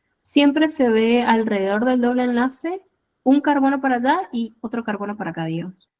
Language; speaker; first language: Spanish; native; Spanish